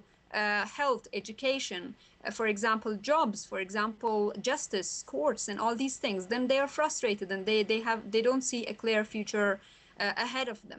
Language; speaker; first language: English; non-native, fluent; Pashto